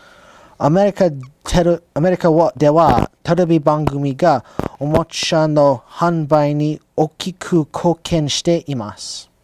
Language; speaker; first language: Japanese; non-native, learner; English